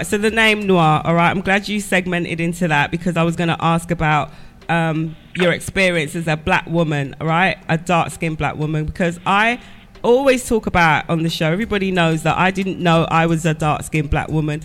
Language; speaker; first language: English; native; English